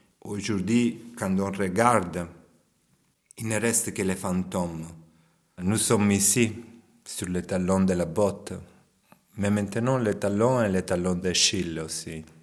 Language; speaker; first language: French; non-native, fluent; Italian